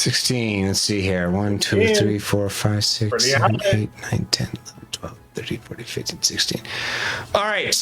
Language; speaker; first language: English; native; English